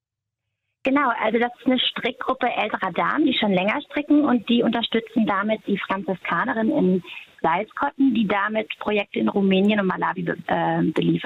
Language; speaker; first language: German; native; German